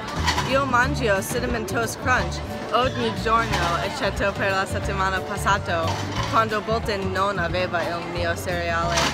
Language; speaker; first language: Italian; non-native, learner; English